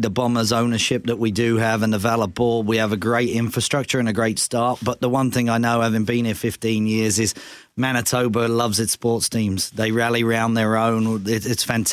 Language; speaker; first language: English; native; English